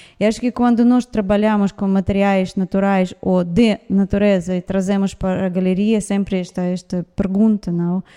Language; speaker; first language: Portuguese; non-native, fluent; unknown